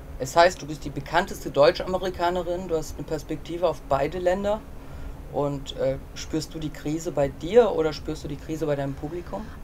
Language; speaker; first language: German; native; German